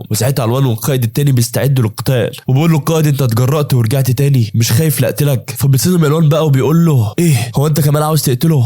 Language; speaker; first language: Arabic; native; Arabic